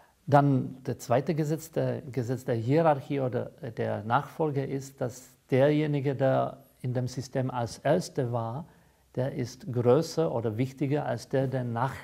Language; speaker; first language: German; non-native, fluent; Czech